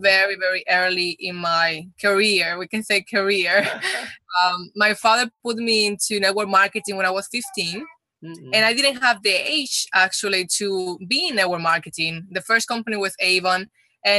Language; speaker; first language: English; non-native, fluent; Spanish